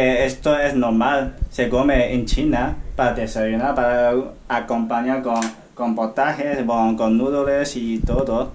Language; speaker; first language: Spanish; non-native, learner; Chinese